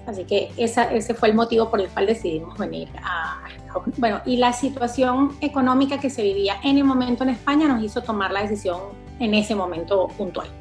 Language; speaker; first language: Spanish; native; Spanish